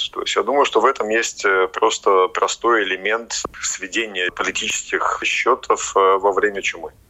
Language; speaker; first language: Russian; non-native, local second language; Latvian